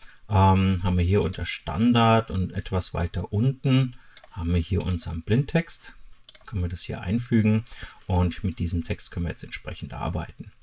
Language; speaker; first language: German; native; German